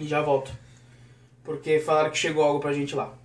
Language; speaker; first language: Portuguese; native; Portuguese